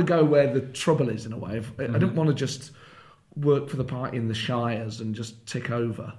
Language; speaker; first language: English; native; English